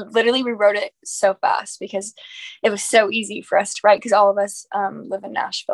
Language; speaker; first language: English; native; English